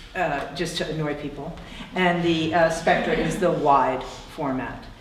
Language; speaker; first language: English; native; English